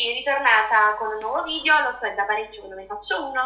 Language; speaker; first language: Italian; native; Italian